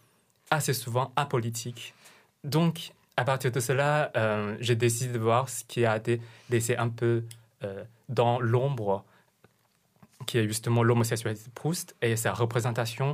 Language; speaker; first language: French; non-native, fluent; Chinese